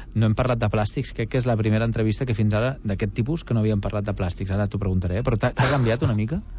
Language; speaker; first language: Catalan; native; Catalan